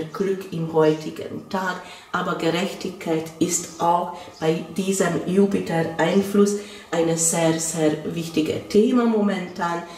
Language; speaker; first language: German; non-native, fluent; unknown